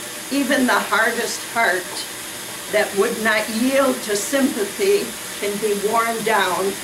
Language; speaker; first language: English; early bilingual, other home language; Ukrainian